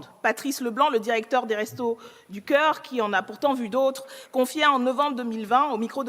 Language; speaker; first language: French; native; French